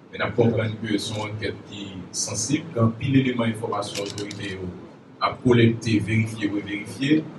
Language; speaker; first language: French; non-native, local second language; Haitian Creole